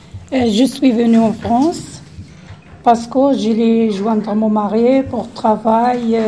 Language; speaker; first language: French; non-native, learner; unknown